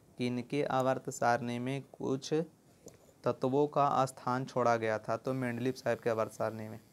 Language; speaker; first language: Hindi; native; Hindi